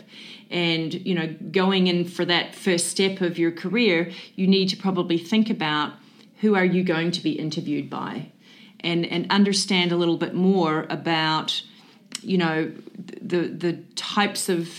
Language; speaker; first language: English; native; English